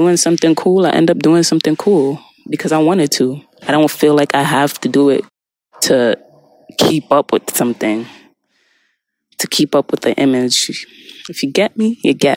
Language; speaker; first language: English; native; English